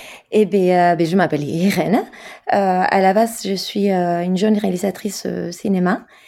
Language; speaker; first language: French; non-native, fluent; Spanish